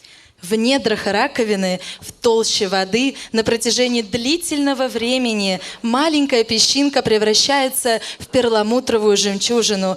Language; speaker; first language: Russian; native; Russian